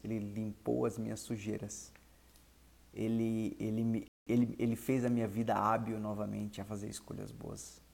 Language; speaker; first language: Portuguese; native; Portuguese